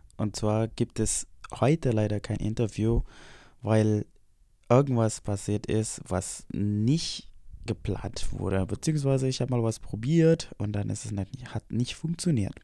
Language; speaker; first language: German; non-native, fluent; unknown